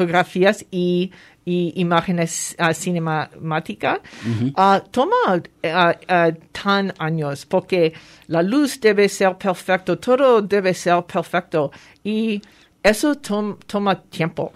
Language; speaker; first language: Spanish; non-native, fluent; French